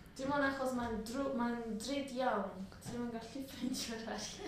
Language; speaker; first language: Welsh; non-native, learner; Spanish